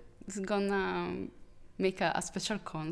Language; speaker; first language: English; non-native, learner; Italian